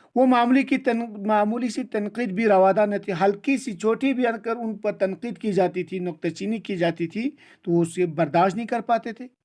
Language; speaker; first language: Urdu; non-native, local second language; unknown